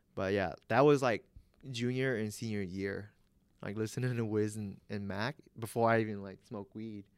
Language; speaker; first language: English; early bilingual, other home language; Vietnamese